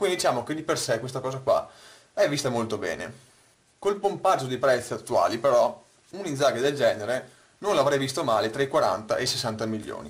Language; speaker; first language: Italian; native; Italian